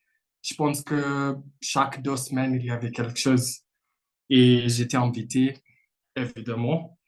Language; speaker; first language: French; non-native, fluent; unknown